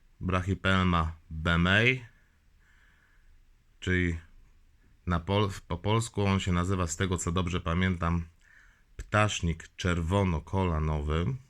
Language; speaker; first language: Polish; native; Polish